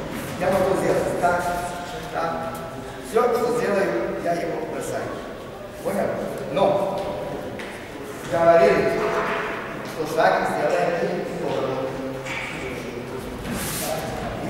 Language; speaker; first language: Russian; non-native, learner; Serbian